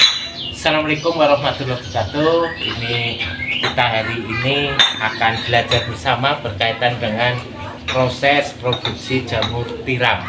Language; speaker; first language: Indonesian; non-native, local second language; Javanese